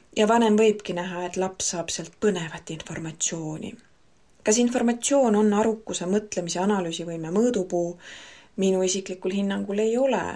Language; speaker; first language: Estonian; native; Estonian